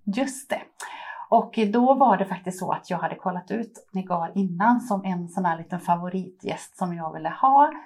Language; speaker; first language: Swedish; native; Swedish